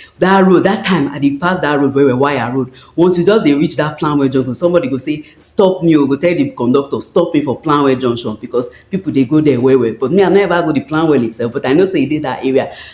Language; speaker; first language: Nigerian Pidgin; native; Nigerian Pidgin